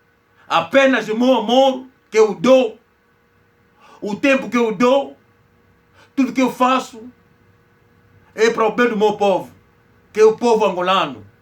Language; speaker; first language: Portuguese; non-native, local second language; Kongo